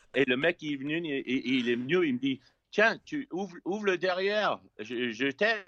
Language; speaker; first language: French; non-native, fluent; English